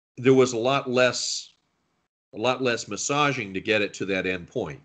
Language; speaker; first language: English; native; English